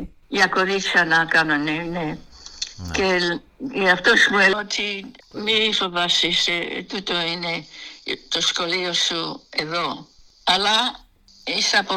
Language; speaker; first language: Greek; early bilingual, heritage; Greek